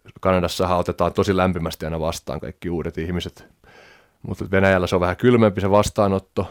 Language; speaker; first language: Finnish; native; Finnish